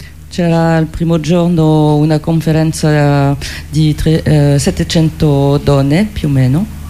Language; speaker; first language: Italian; native; Italian